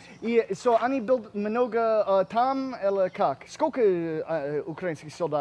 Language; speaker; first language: Russian; non-native, learner; English